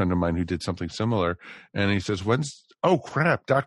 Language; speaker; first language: English; native; English